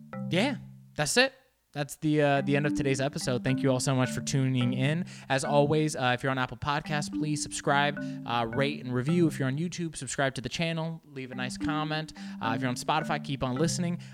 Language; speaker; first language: English; early bilingual, other home language; Spanish